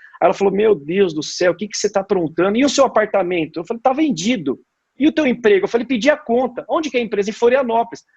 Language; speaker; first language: Portuguese; native; Portuguese